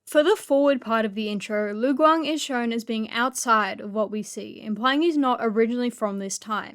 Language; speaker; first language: English; native; English